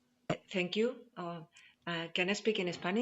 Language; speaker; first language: English; non-native, learner; Spanish